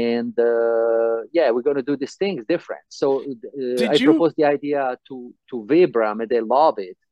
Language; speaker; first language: English; non-native, fluent; Italian